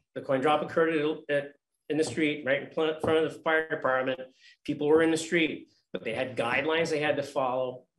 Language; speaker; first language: English; native; English